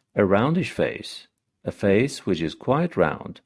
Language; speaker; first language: English; non-native, fluent; Persian